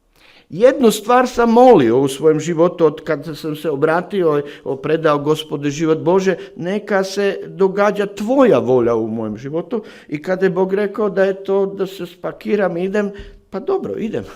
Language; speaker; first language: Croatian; non-native, fluent; Slovak